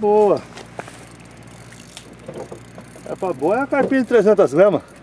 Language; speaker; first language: Portuguese; native; Portuguese